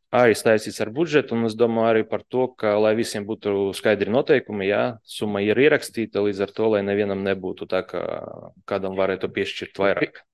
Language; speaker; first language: Latvian; non-native, local second language; Russian